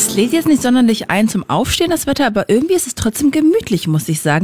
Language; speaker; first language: German; native; German